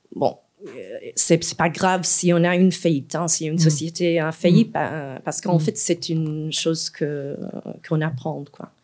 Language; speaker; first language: French; non-native, fluent; English